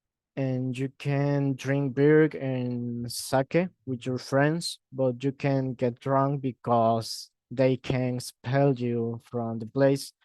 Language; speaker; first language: English; non-native, learner; Spanish